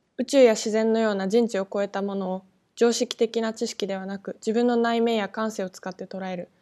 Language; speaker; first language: Japanese; native; Japanese